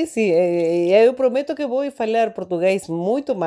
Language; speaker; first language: Spanish; native; Spanish